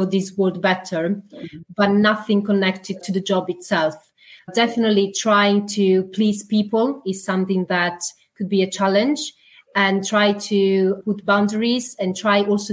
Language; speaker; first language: English; non-native, fluent; Italian